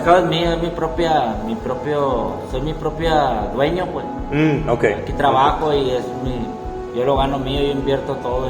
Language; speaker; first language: Spanish; native; Spanish